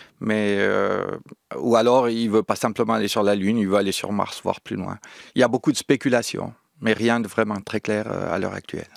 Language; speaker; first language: French; native; French